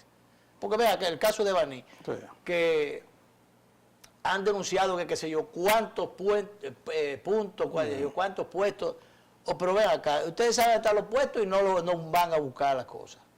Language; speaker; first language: Spanish; native; Spanish